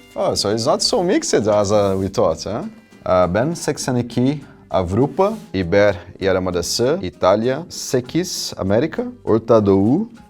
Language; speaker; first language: Turkish; non-native, learner; Portuguese